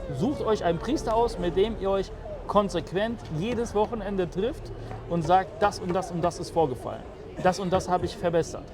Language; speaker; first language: German; early bilingual, other home language; Polish